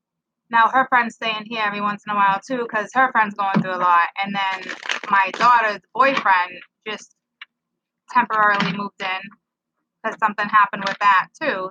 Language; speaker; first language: English; native; English